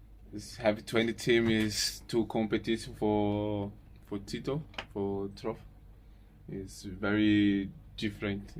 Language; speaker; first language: English; non-native, learner; Portuguese